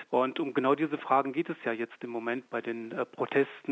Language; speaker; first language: German; native; German